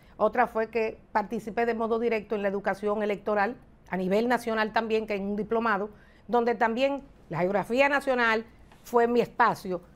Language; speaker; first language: Spanish; native; Spanish